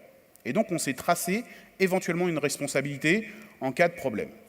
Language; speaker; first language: French; native; French